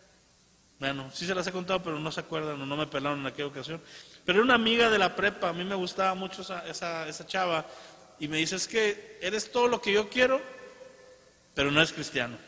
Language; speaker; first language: Spanish; native; Spanish